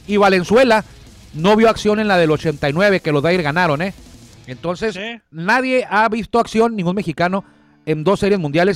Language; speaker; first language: Spanish; native; Spanish